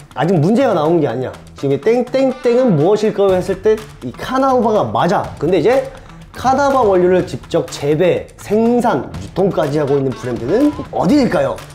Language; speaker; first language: Korean; native; Korean